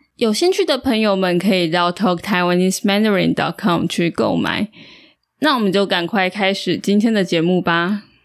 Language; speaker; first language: Chinese; native; Chinese